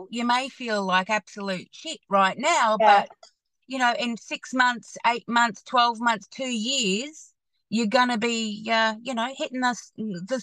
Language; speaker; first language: English; native; English